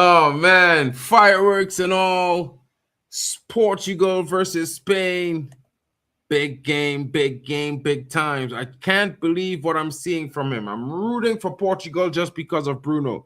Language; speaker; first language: English; native; English